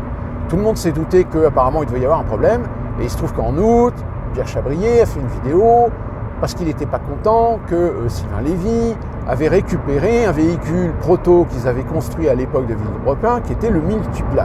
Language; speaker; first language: French; native; French